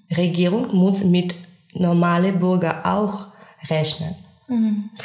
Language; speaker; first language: German; non-native, fluent; Ukrainian